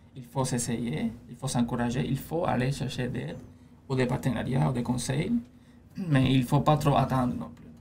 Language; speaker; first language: French; non-native, fluent; Spanish